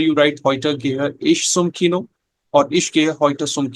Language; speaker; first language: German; non-native, fluent; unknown